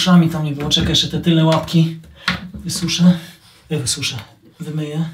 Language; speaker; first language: Polish; native; Polish